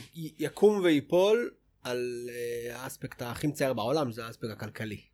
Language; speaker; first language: Hebrew; native; Hebrew